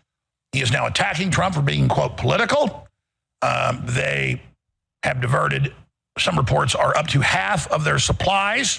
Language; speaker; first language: English; native; English